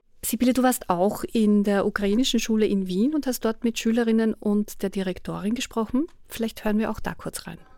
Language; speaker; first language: German; native; German